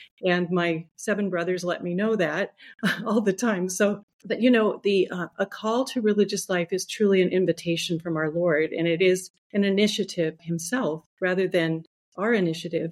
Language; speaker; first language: English; native; English